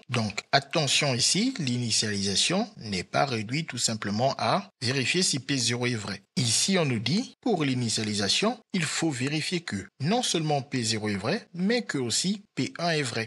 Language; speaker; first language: French; native; French